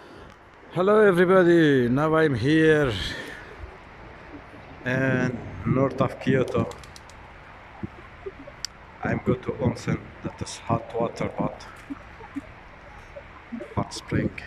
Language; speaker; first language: English; non-native, learner; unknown